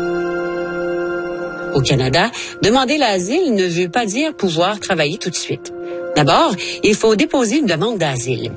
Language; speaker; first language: French; native; French